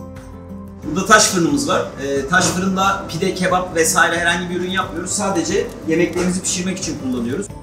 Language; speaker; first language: Turkish; native; Turkish